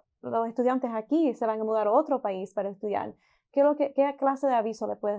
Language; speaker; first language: Spanish; early bilingual, heritage; Spanish